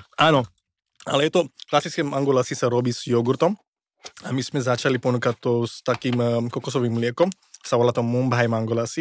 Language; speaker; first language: Slovak; non-native, fluent; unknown